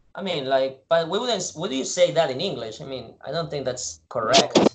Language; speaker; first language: English; non-native, fluent; Spanish